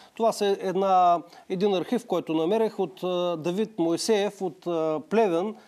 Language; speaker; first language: Bulgarian; native; Bulgarian